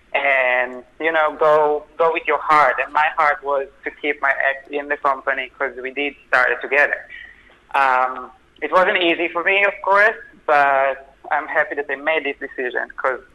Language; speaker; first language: English; non-native, fluent; Hebrew